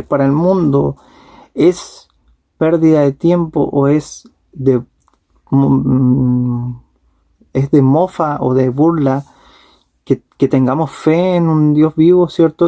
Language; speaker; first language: Spanish; native; Spanish